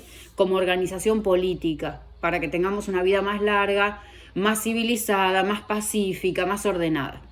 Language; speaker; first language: Spanish; native; Spanish